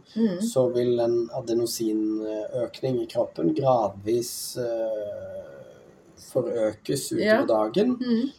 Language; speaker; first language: Norwegian; native; Norwegian